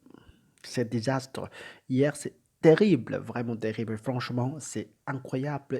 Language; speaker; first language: French; non-native, learner; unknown